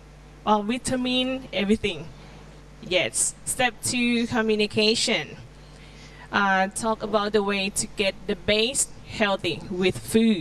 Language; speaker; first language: English; non-native, learner; Thai